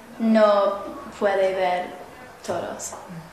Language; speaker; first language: Spanish; non-native, learner; English